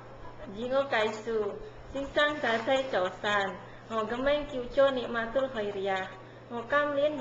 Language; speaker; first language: Cantonese; non-native, learner; Indonesian